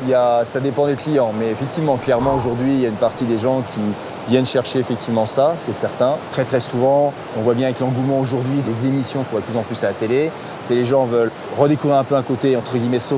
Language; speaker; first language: French; native; French